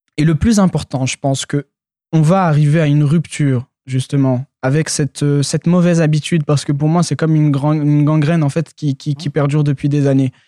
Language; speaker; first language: French; early bilingual, other home language; Arabic